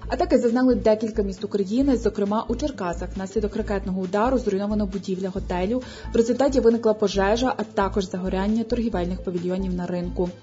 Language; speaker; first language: Ukrainian; native; Ukrainian